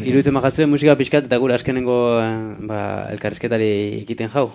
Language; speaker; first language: Basque; native; Basque